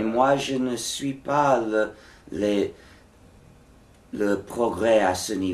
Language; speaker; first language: French; non-native, fluent; English